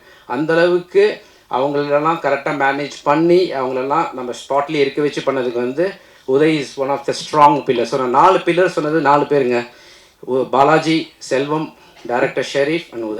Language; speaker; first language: Tamil; native; Tamil